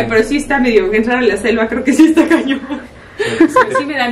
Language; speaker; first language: Spanish; native; Spanish